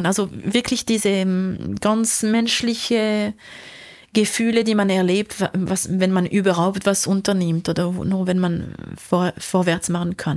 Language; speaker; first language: German; non-native, local second language; French